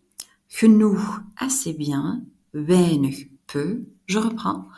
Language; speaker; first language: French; non-native, fluent; Dutch